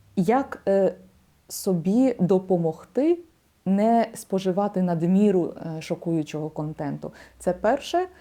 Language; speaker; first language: Ukrainian; native; Ukrainian